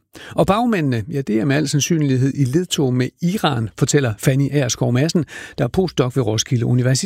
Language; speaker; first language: Danish; native; Danish